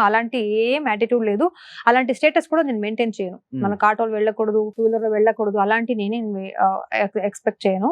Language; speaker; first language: Telugu; non-native, local second language; Kannada